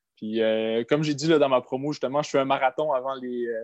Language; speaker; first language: French; native; French